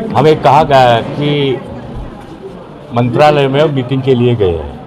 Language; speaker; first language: Hindi; non-native, local second language; Marathi